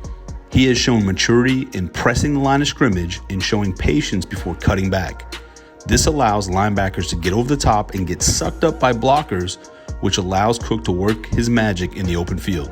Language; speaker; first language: English; native; English